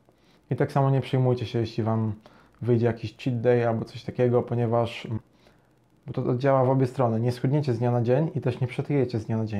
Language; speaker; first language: Polish; native; Polish